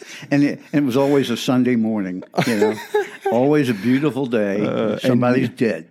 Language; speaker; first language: English; early bilingual, other home language; French